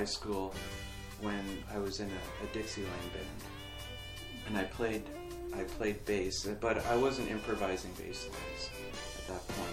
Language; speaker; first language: English; native; English